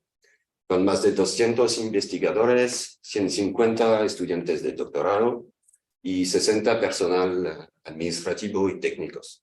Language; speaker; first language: Spanish; non-native, fluent; French